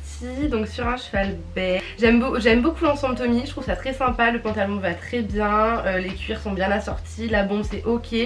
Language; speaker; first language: French; native; French